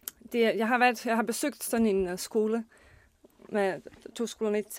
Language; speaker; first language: Swedish; non-native, learner; Danish